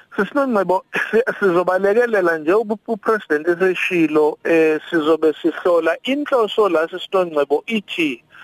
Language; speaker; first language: Zulu; native; Zulu